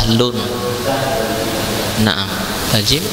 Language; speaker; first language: Arabic; non-native, fluent; Indonesian